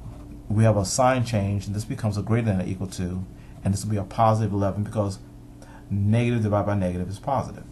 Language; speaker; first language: English; native; English